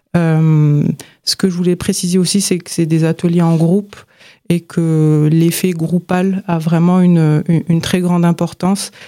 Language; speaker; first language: French; native; French